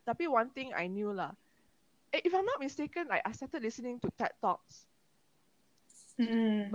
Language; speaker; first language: English; non-native, local second language; Malay